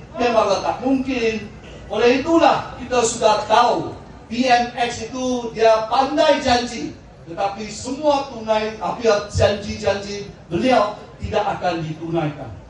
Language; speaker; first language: Malay; non-native, local second language; Chinese